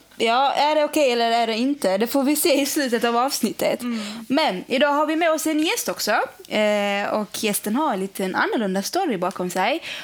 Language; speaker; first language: Swedish; native; Swedish